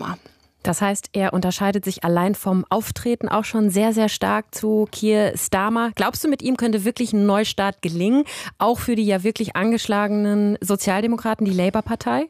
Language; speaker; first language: German; native; German